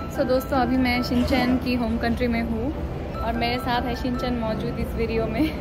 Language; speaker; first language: Hindi; non-native, local second language; Bangla